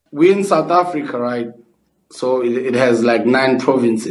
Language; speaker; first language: English; non-native, local second language; Zulu